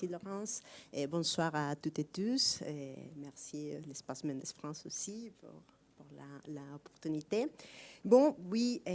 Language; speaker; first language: French; non-native, fluent; Spanish